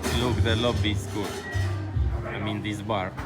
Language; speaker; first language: English; non-native, fluent; Polish